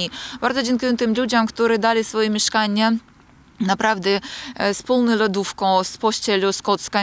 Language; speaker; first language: Polish; non-native, fluent; Ukrainian